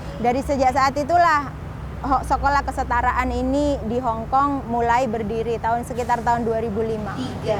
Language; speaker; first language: Indonesian; native; Indonesian